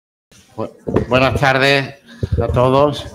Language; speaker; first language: Spanish; native; Spanish